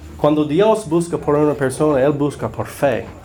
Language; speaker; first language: Spanish; non-native, learner; English